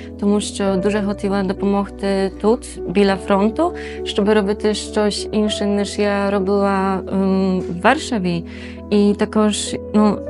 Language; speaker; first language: Ukrainian; non-native, learner; Polish